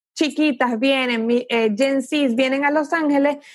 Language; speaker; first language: Spanish; native; Spanish